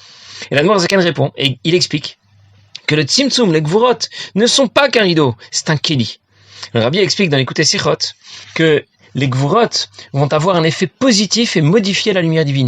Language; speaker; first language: French; native; French